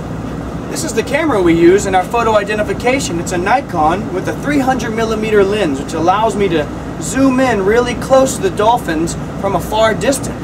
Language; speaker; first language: English; native; English